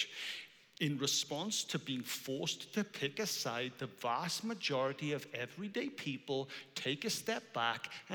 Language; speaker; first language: English; native; English